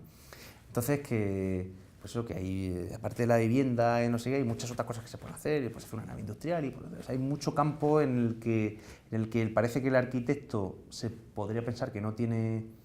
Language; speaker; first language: Spanish; native; Spanish